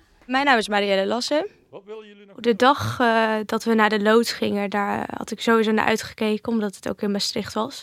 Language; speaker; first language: Dutch; native; Dutch